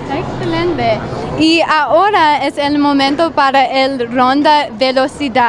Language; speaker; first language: Spanish; non-native, learner; English